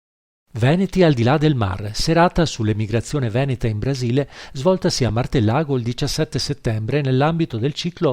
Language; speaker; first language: Italian; native; Italian